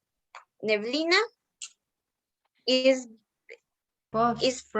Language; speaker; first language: English; non-native, learner; Spanish